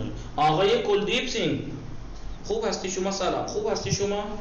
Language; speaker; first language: Persian; non-native, fluent; Urdu